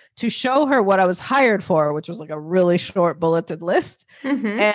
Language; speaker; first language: English; native; English